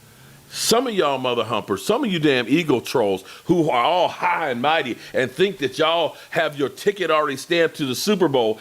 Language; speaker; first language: English; native; English